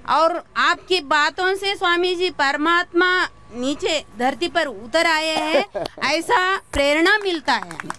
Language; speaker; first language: Hindi; non-native, local second language; Kannada